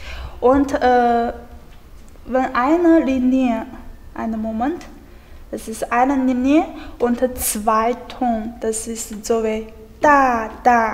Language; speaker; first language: German; non-native, learner; Chinese